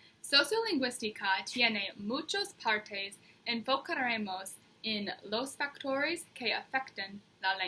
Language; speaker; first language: Spanish; non-native, learner; English